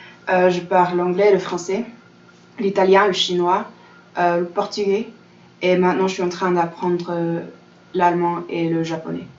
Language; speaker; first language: French; non-native, fluent; English